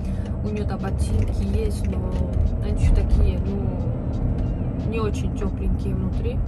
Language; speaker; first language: Russian; native; Russian